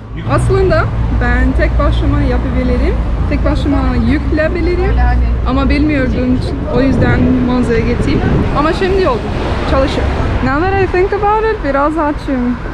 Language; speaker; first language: Turkish; non-native, learner; English